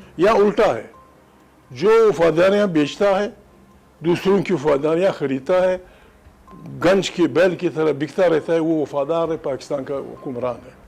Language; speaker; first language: Urdu; non-native, local second language; Pashto